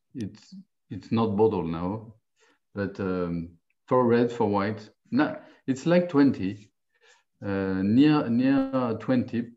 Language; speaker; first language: English; non-native, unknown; French